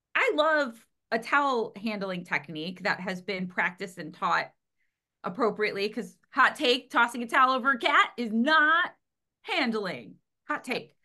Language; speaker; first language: English; native; English